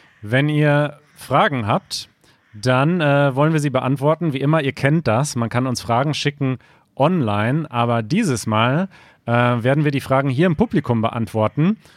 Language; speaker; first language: German; native; German